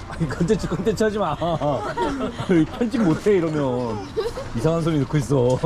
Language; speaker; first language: Korean; native; Korean